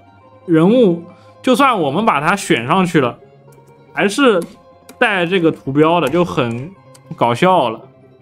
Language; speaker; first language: Chinese; native; Chinese